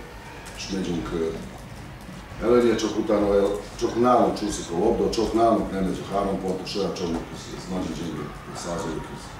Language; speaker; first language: Hungarian; non-native, learner; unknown